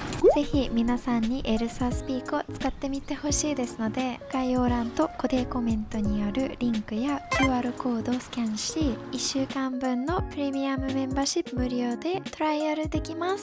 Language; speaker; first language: Japanese; non-native, fluent; English